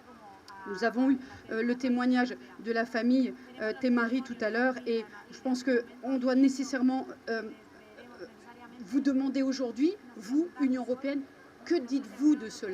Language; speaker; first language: French; native; French